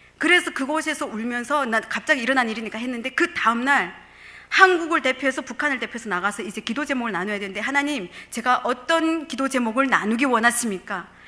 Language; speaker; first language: Korean; native; Korean